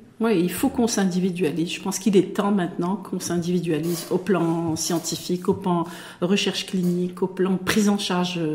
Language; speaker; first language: French; non-native, local second language; Arabic